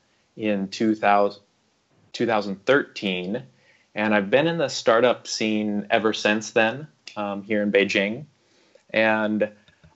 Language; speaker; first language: English; native; English